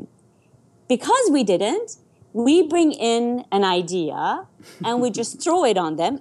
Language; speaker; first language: English; non-native, fluent; Persian